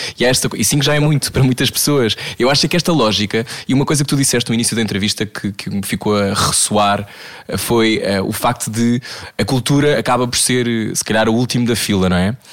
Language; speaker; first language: Portuguese; native; Portuguese